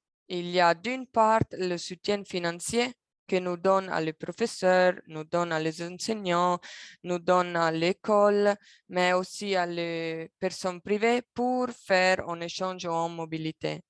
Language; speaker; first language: French; non-native, local second language; Italian